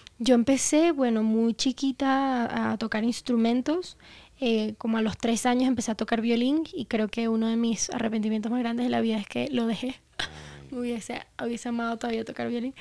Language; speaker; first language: Spanish; native; Spanish